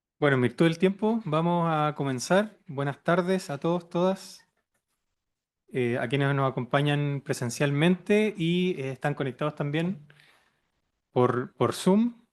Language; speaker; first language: Spanish; native; Spanish